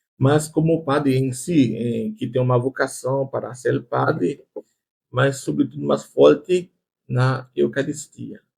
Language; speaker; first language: Portuguese; non-native, fluent; Haitian Creole